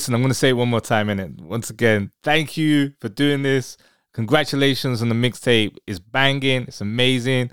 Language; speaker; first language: English; native; English